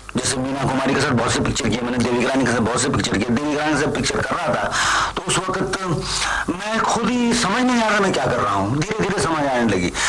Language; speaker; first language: Hindi; non-native, local second language; Bangla